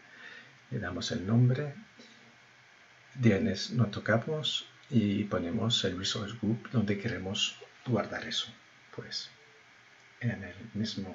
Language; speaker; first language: Spanish; non-native, fluent; French